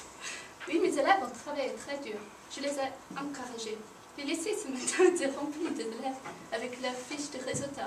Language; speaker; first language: French; non-native, learner; English